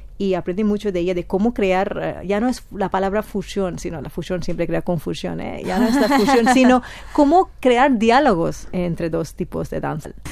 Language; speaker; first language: Spanish; non-native, fluent; Bangla